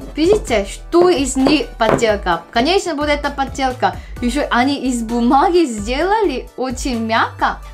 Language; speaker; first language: Russian; non-native, learner; Korean